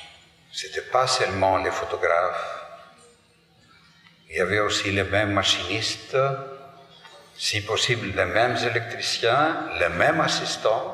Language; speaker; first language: French; non-native, fluent; Greek